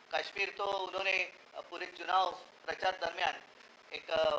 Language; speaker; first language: Hindi; non-native, local second language; Marathi